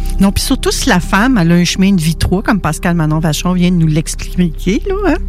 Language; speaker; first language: French; native; French